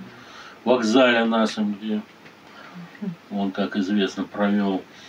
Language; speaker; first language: Russian; native; Russian